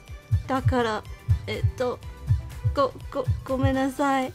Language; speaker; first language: Japanese; non-native, learner; Cantonese